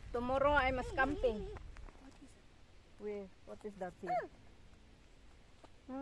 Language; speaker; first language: English; non-native, learner; Cebuano